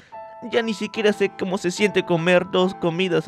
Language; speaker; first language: Spanish; native; Spanish